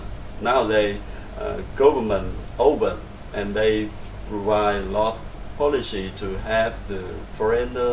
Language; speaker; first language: English; non-native, learner; Vietnamese